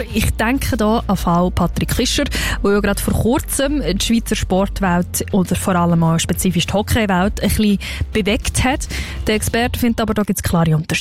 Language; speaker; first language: German; native; German